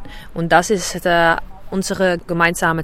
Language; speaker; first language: German; non-native, learner; Dutch